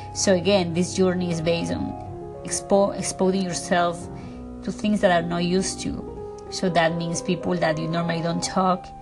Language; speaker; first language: English; non-native, fluent; Spanish